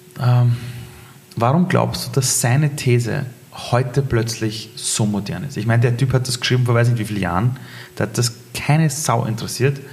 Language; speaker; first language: German; early bilingual, other home language; Persian